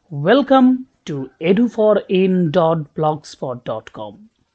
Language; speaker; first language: English; non-native, local second language; Bangla